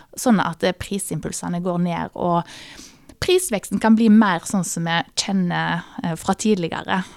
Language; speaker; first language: Norwegian; native; Norwegian